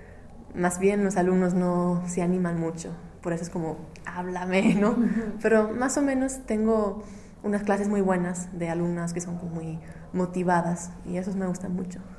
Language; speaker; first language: Spanish; non-native, fluent; English